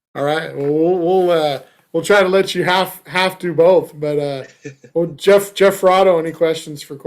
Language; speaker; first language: English; native; English